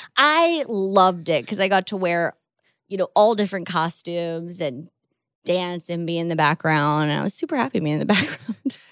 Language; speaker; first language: English; native; English